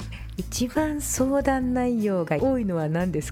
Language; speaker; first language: Japanese; native; Japanese